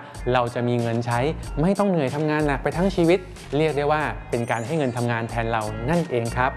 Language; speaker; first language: Thai; native; Thai